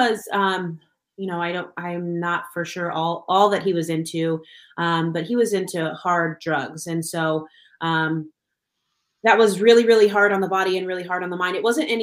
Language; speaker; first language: English; native; English